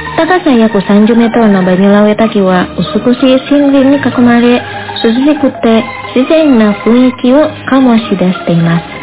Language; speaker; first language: Japanese; non-native, fluent; Indonesian